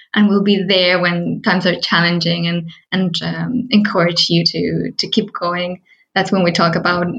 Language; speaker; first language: English; early bilingual, heritage; Spanish